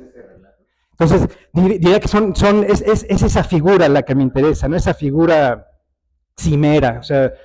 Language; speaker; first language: Spanish; native; Spanish